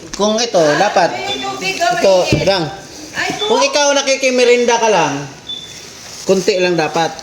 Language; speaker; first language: Filipino; native; Filipino